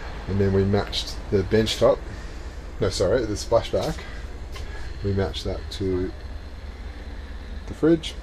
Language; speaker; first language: English; native; English